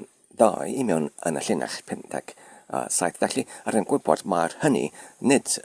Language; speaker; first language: Welsh; non-native, learner; Polish